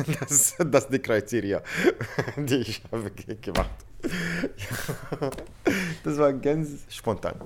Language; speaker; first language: German; non-native, learner; Arabic